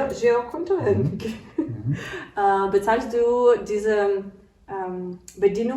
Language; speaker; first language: German; non-native, learner; Ukrainian